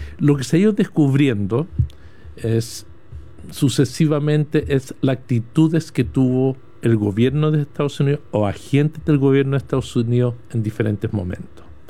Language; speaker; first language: Spanish; early bilingual, heritage; Spanish